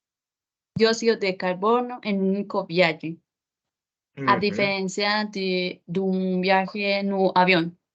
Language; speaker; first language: Portuguese; non-native, learner; Spanish